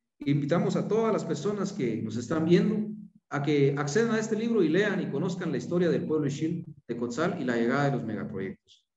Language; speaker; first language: Spanish; non-native, local second language; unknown